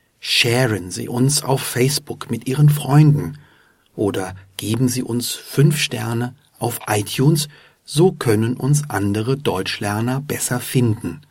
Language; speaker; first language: German; native; German